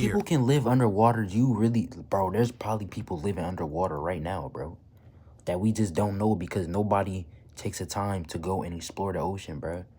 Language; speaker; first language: English; native; English